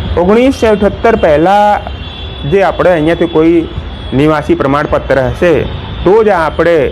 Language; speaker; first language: Gujarati; non-native, local second language; Hindi